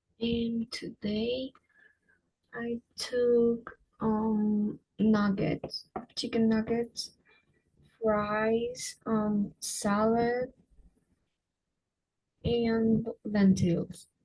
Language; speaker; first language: English; non-native, fluent; Spanish